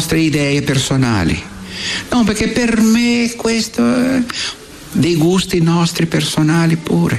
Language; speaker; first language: Italian; non-native, fluent; Portuguese